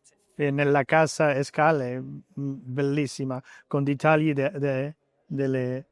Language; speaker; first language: Italian; non-native, learner; French